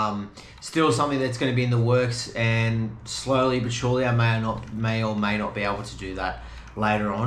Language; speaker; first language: English; native; English